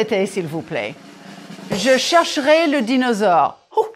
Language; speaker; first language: French; native; French